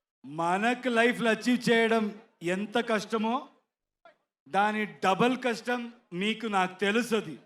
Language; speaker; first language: Telugu; non-native, learner; Kannada